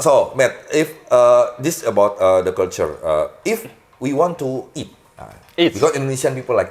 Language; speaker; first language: English; non-native, learner; Indonesian